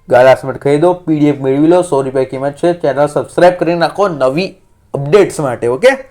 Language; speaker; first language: Gujarati; non-native, local second language; Marathi